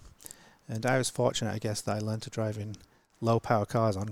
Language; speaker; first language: English; native; English